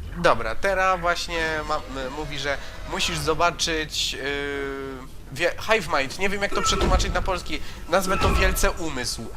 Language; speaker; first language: Polish; native; Polish